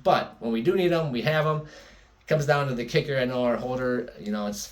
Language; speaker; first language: English; native; English